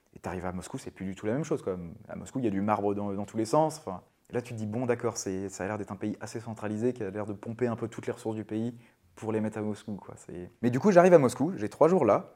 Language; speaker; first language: French; native; French